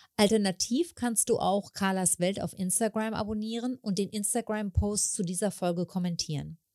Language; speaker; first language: German; native; German